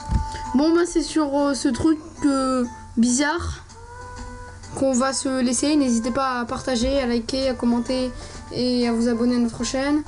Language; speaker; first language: French; native; French